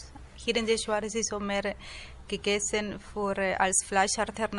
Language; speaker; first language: German; non-native, learner; Spanish